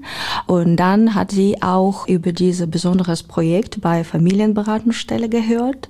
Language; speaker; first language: German; non-native, learner; Ukrainian